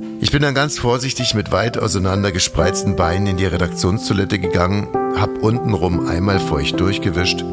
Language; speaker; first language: German; native; German